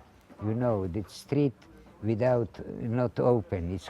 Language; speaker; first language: English; non-native, learner; Ladino